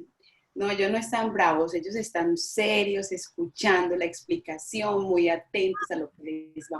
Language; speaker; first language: Spanish; native; Spanish